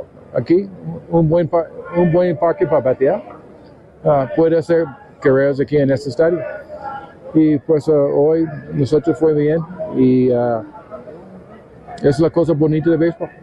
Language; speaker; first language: Spanish; non-native, fluent; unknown